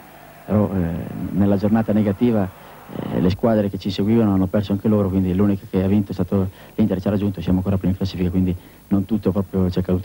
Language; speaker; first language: Italian; non-native, fluent; Serbian